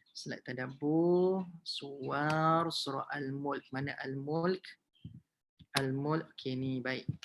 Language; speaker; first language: Malay; native; Malay